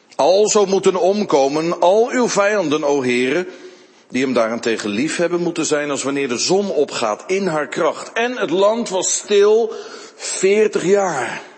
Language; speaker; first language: Dutch; native; Dutch